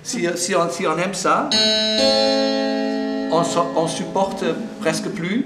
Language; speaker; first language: French; non-native, fluent; German